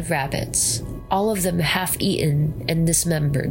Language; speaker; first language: English; non-native, local second language; Filipino